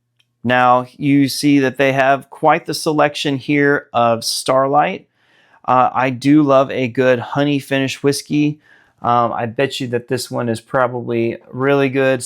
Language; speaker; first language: English; native; English